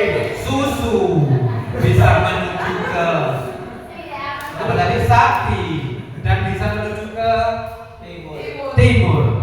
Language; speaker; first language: Indonesian; native; Indonesian